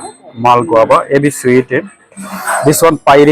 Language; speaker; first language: Hindi; non-native, fluent; Malayalam